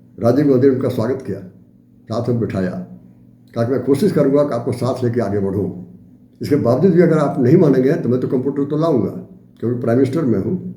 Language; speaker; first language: Hindi; native; Hindi